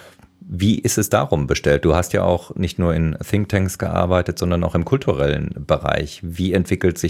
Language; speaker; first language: German; native; German